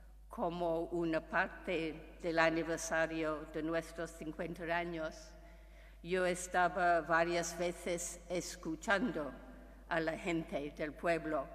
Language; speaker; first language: Spanish; non-native, fluent; English